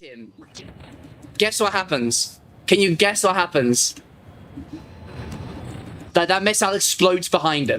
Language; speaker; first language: English; native; English